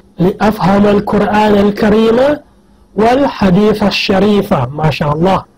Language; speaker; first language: Arabic; non-native, fluent; Maguindanaon